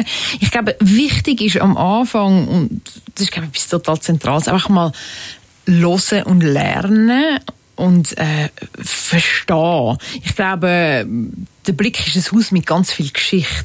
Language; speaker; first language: German; native; German